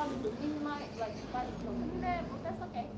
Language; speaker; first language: English; non-native, learner; Korean